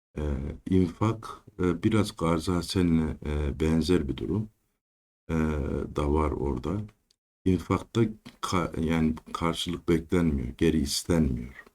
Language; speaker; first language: Turkish; native; Turkish